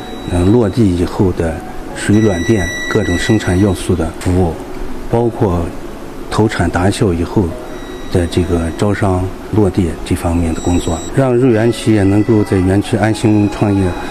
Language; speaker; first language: Chinese; native; Chinese